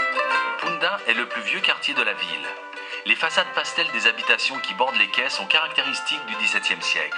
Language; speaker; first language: French; native; French